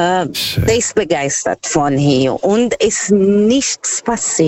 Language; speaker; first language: German; non-native, fluent; Portuguese